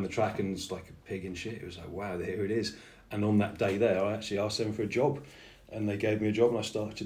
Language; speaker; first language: English; native; English